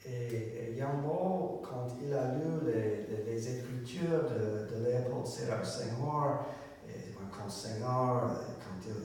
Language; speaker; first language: French; non-native, learner; English